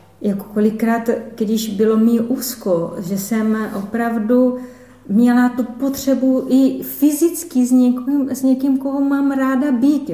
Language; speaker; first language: Czech; non-native, fluent; Portuguese